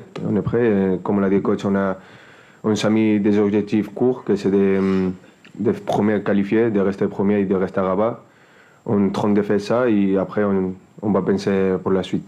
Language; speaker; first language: French; non-native, fluent; Spanish